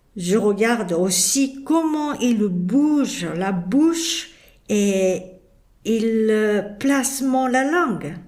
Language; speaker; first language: French; non-native, fluent; Japanese